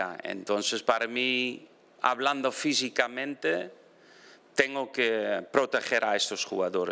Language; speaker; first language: Spanish; non-native, fluent; Dutch